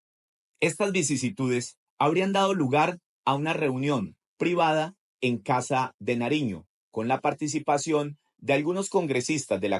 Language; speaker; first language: Spanish; native; Spanish